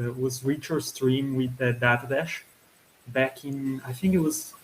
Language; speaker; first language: English; non-native, fluent; Italian